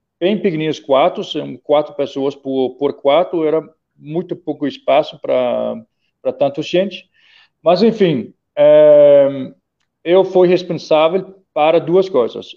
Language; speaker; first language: Portuguese; non-native, fluent; Danish